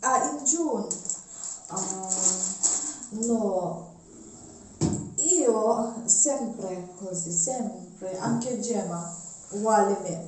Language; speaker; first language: Italian; non-native, learner; Mizo